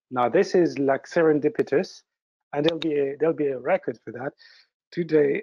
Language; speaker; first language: English; early bilingual, other home language; French